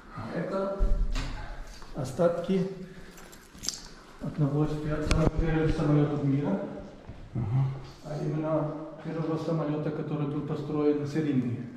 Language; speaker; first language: Russian; non-native, fluent; German